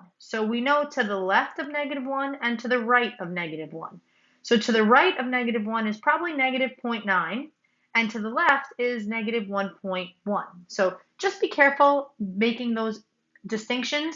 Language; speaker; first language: English; native; English